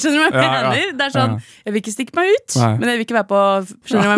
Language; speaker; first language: Norwegian; native; Norwegian